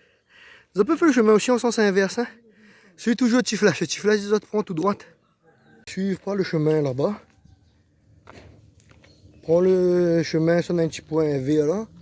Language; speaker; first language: French; non-native, local second language; Réunion Creole French